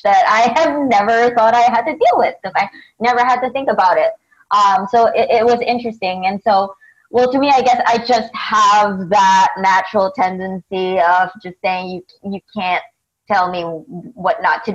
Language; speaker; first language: English; non-native, local second language; Filipino